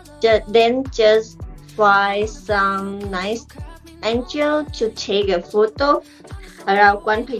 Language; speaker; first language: English; non-native, learner; Thai